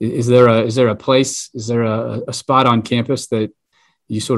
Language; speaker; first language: English; native; English